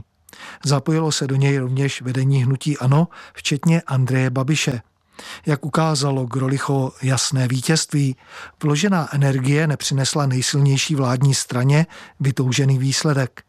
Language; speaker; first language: Czech; native; Czech